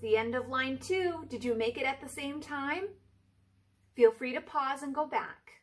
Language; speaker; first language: English; native; English